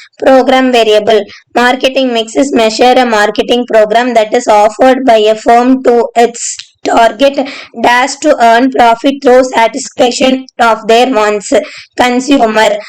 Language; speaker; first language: English; non-native, local second language; Tamil